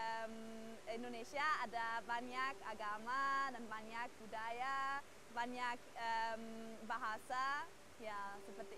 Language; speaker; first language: Indonesian; non-native, learner; German